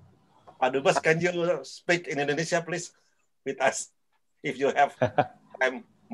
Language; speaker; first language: English; non-native, learner; Indonesian